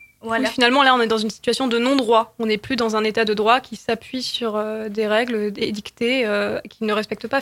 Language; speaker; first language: French; native; French